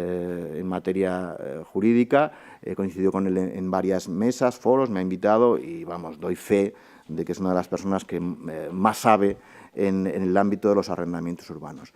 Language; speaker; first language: Spanish; native; Spanish